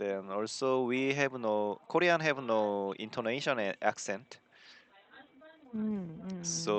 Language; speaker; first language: English; non-native, learner; Korean